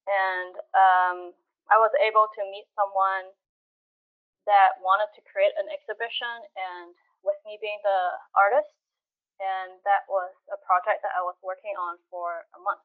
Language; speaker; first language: English; non-native, local second language; Cantonese